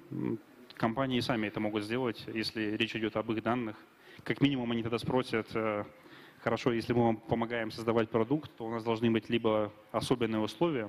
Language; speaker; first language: Russian; native; Russian